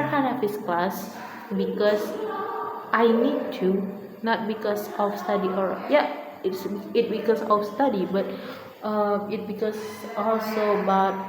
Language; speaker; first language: English; non-native, learner; Indonesian